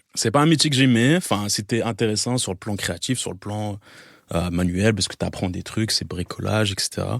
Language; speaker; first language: French; non-native, local second language; Arabic